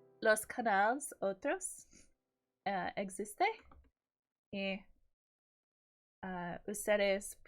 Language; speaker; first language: Spanish; non-native, learner; English